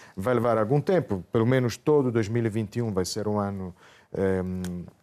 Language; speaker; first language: Portuguese; non-native, fluent; Italian